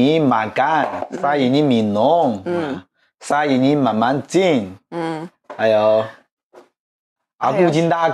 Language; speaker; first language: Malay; non-native, learner; Chinese